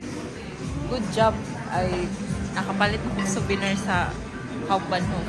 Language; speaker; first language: Filipino; non-native, local second language; Cebuano